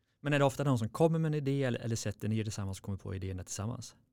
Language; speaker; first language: Swedish; native; Swedish